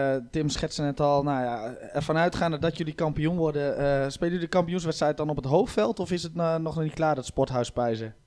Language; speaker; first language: Dutch; native; Dutch